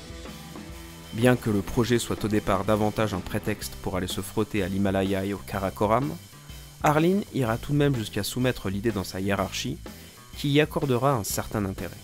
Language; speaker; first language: French; native; French